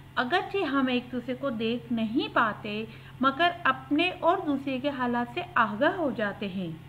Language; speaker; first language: Urdu; native; Urdu